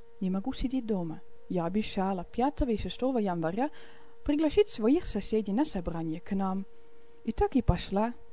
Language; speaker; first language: Russian; non-native, fluent; Dutch